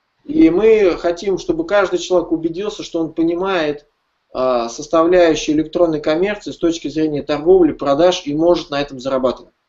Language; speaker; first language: Russian; native; Russian